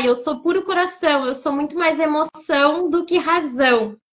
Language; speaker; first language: Portuguese; native; Portuguese